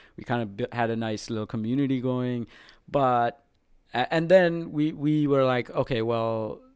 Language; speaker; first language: English; non-native, local second language; Sinhala